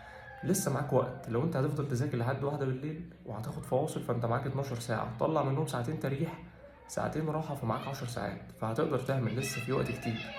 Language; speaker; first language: Arabic; native; Arabic